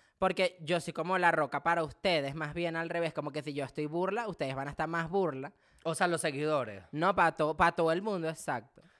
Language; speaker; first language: Spanish; native; Spanish